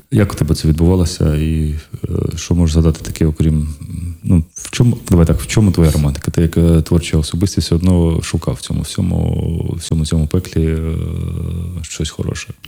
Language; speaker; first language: Ukrainian; non-native, local second language; Russian